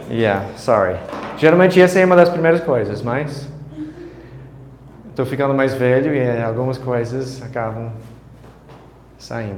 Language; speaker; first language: Portuguese; non-native, fluent; English